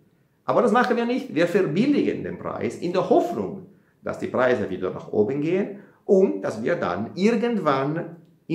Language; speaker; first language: German; non-native, fluent; Italian